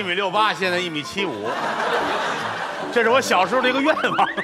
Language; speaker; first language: Chinese; native; Chinese